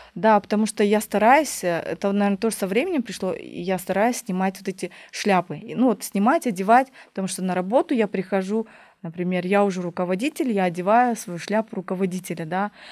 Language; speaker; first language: Russian; native; Russian